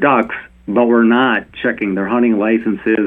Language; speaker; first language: English; native; English